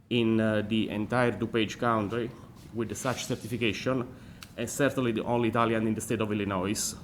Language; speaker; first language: English; non-native, fluent; Italian